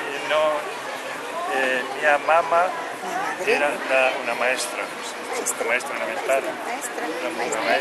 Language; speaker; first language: Spanish; non-native, learner; Italian